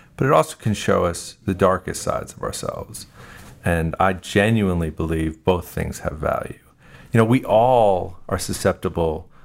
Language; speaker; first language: English; native; English